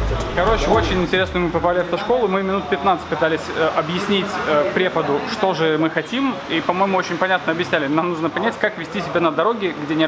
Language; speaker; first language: Russian; native; Russian